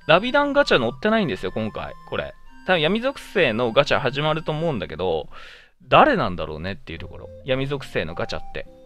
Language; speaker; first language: Japanese; native; Japanese